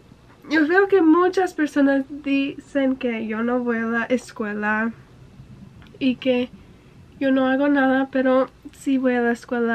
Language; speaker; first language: Spanish; early bilingual, heritage; English